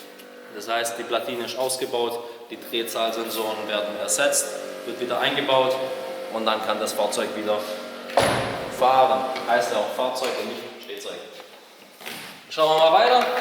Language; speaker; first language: German; native; German